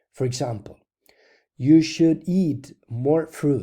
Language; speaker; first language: English; non-native, fluent; Spanish